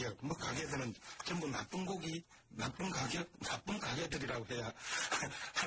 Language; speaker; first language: Korean; native; Korean